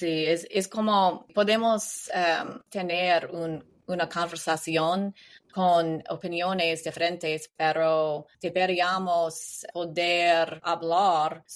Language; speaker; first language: Spanish; non-native, learner; English